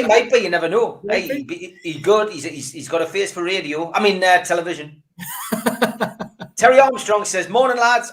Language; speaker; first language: English; native; English